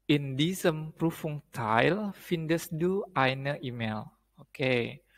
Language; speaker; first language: German; non-native, fluent; Indonesian